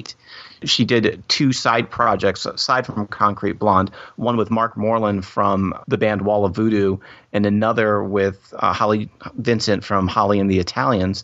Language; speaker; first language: English; native; English